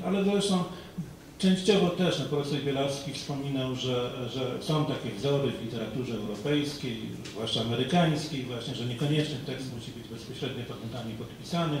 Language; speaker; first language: Polish; native; Polish